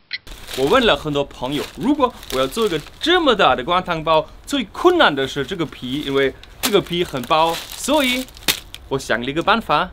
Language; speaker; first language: Chinese; non-native, fluent; German